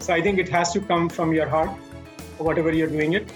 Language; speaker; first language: English; non-native, local second language; Hindi